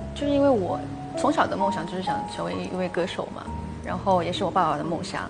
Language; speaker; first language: Chinese; non-native, fluent; Thai